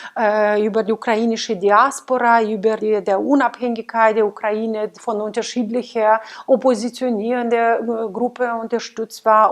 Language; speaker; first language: German; non-native, fluent; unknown